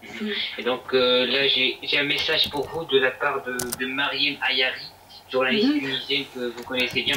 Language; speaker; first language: French; native; French